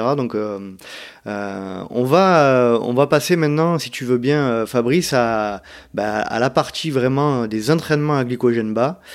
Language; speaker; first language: French; native; French